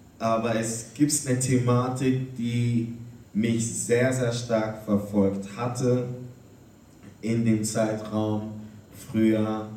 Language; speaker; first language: German; early bilingual, other home language; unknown